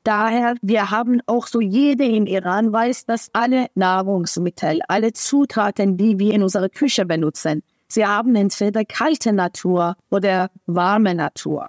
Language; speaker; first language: German; non-native, fluent; Persian